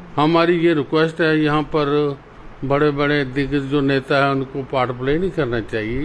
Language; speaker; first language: Hindi; native; Hindi